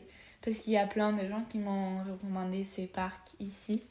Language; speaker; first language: French; non-native, learner; Spanish